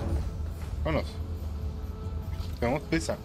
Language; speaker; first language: Spanish; native; Spanish